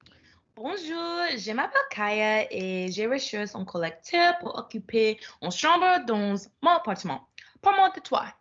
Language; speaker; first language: French; non-native, learner; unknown